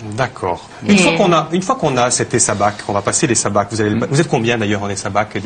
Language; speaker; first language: French; native; French